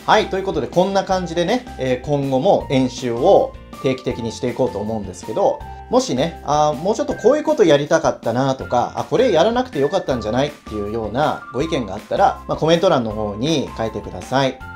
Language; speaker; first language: Japanese; early bilingual, heritage; Japanese